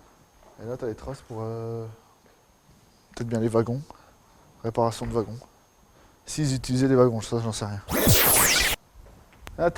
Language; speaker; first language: French; native; French